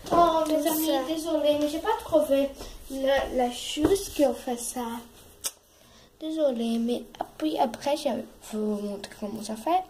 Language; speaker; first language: French; early bilingual, other home language; Portuguese